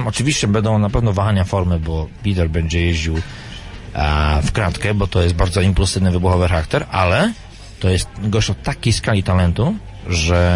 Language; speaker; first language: Polish; native; Polish